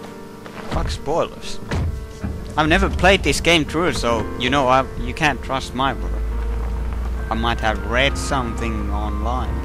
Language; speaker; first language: English; native; English